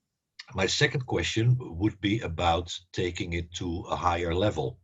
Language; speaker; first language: English; non-native, fluent; Dutch